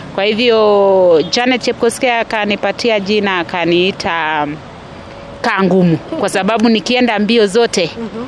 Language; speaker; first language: Swahili; non-native, local second language; Kalenjin